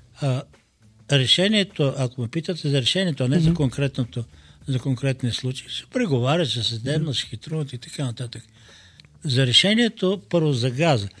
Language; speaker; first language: Bulgarian; native; Bulgarian